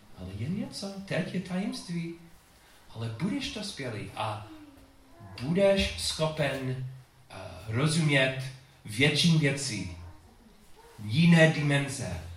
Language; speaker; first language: Czech; non-native, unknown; English